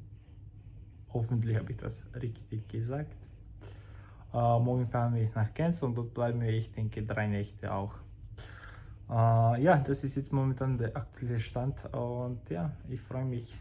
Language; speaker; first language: German; non-native, fluent; Croatian